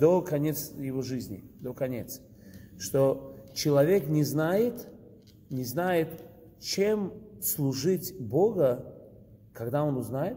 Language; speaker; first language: Russian; early bilingual, heritage; Russian